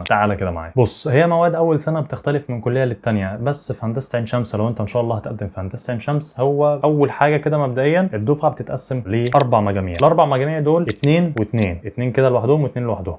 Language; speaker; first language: Arabic; native; Arabic